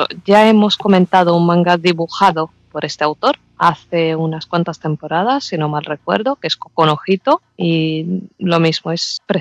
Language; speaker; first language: Spanish; native; Spanish